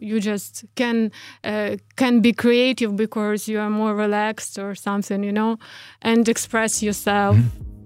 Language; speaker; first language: English; non-native, fluent; Ukrainian